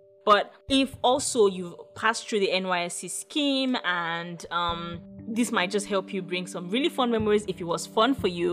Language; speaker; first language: English; non-native, local second language; Yoruba